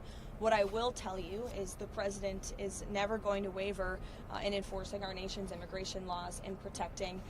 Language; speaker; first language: English; native; English